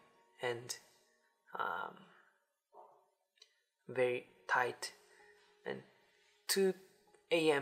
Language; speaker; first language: English; non-native, learner; Japanese